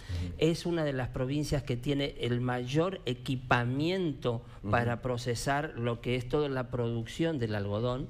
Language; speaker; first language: Spanish; native; Spanish